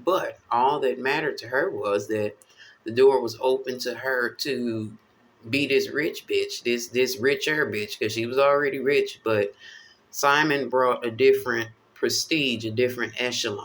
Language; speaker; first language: English; native; English